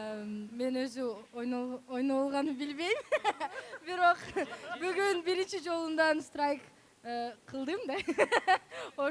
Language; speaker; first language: Kyrgyz; non-native, local second language; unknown